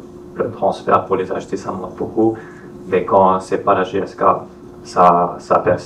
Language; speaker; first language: French; non-native, fluent; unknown